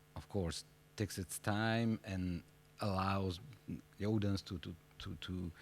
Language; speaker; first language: English; non-native, fluent; Italian